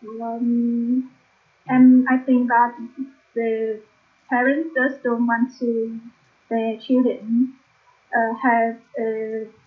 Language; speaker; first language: English; non-native, learner; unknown